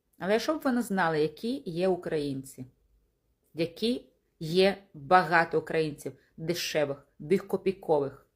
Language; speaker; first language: Ukrainian; non-native, local second language; Russian